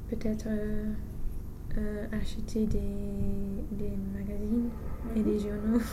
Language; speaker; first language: French; non-native, fluent; English